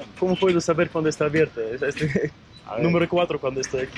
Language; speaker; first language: Spanish; non-native, learner; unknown